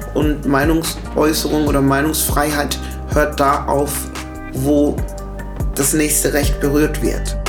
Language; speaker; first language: German; early bilingual, other home language; English